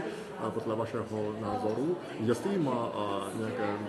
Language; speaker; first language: Czech; non-native, fluent; Chinese